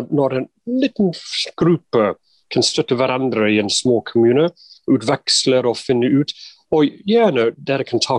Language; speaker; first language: Norwegian; non-native, fluent; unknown